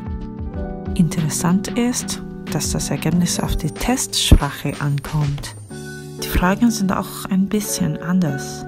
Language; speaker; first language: German; non-native, fluent; Korean